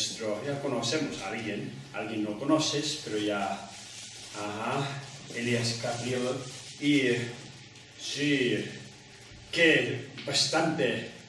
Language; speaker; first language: Spanish; non-native, learner; Tibetan